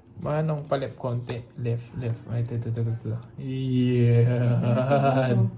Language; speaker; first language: Filipino; non-native, local second language; Iloko